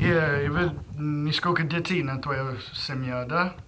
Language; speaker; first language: Russian; non-native, learner; English